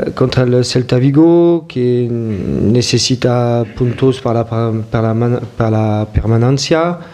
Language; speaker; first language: Spanish; non-native, fluent; French